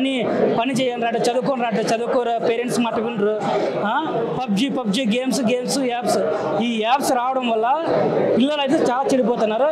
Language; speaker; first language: Telugu; native; Telugu